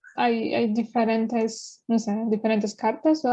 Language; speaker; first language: Spanish; non-native, learner; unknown